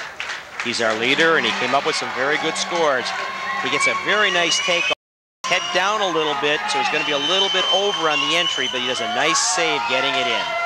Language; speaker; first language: English; native; English